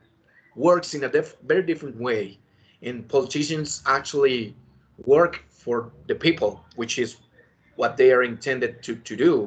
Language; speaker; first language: English; non-native, fluent; Spanish